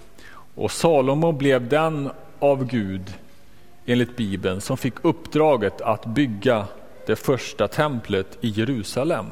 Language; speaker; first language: Swedish; native; Swedish